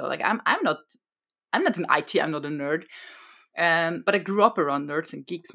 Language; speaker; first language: English; non-native, fluent; German